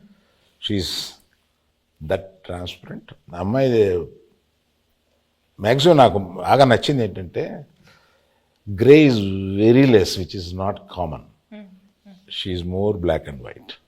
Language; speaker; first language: Telugu; native; Telugu